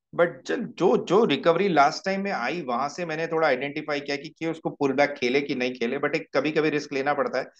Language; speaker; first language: Hindi; native; Hindi